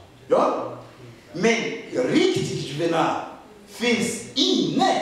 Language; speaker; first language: Swedish; non-native, learner; Rundi